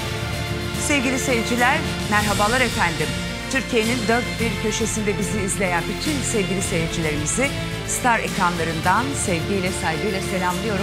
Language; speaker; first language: Turkish; native; Turkish